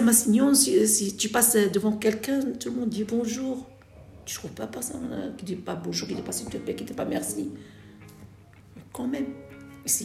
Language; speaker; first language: French; non-native, local second language; Arabic